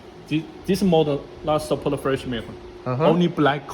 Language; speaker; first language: English; non-native, learner; Chinese